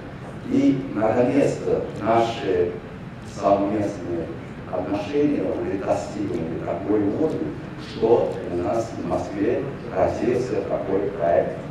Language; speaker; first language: Russian; non-native, fluent; Chinese